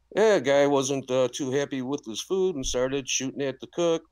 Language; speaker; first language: English; native; English